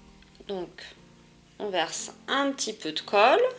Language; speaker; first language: French; native; French